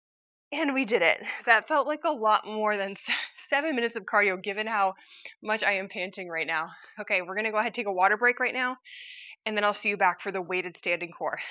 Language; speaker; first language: English; native; English